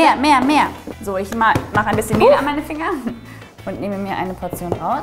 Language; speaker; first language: German; native; German